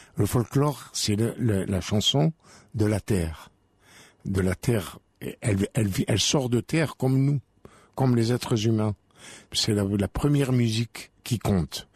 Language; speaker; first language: French; native; French